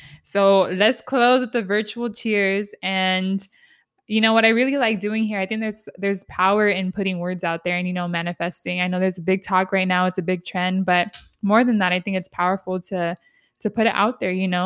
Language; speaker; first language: English; early bilingual, other home language; Spanish